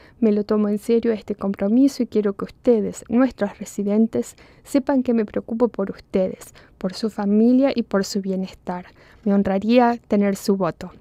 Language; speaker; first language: Spanish; early bilingual, heritage; Spanish